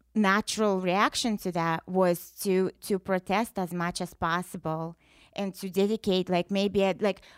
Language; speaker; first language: English; non-native, fluent; Russian